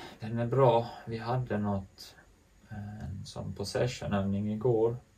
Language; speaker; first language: Swedish; native; Swedish